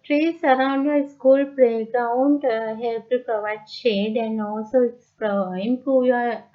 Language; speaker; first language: English; non-native, local second language; Sinhala